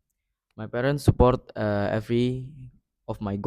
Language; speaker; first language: English; non-native, learner; Indonesian